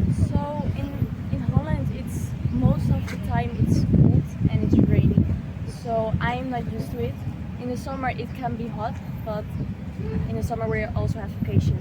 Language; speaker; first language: English; non-native, fluent; Dutch